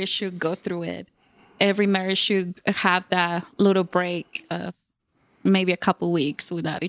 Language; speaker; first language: English; non-native, fluent; Spanish